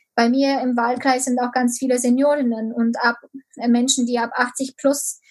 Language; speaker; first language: German; early bilingual, other home language; Romanian